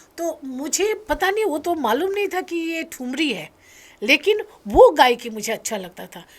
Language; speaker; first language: Hindi; native; Hindi